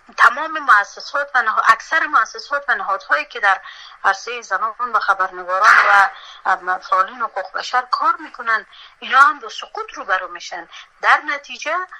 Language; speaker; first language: Persian; native; Persian